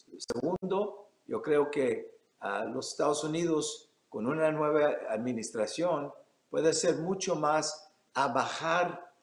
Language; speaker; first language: Spanish; early bilingual, heritage; Spanish